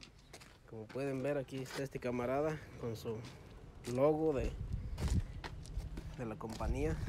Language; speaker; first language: Spanish; native; Spanish